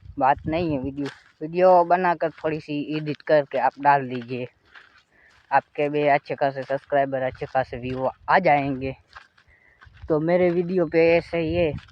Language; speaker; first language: Hindi; non-native, local second language; Gujarati